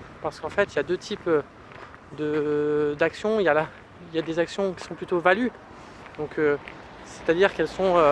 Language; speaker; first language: French; native; French